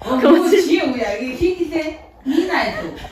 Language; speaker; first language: Korean; non-native, learner; Mongolian